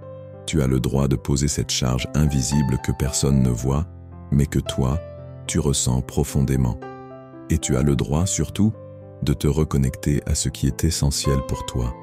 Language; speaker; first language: French; native; French